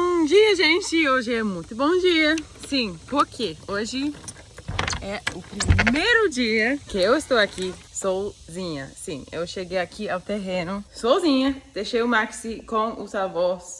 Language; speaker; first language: Portuguese; non-native, fluent; English